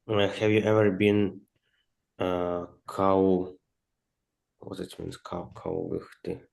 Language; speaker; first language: English; non-native, learner; Ukrainian